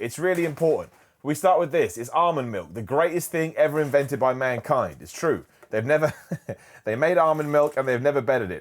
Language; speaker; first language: English; native; English